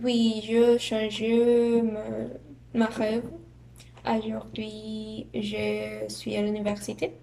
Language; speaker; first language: French; non-native, learner; Spanish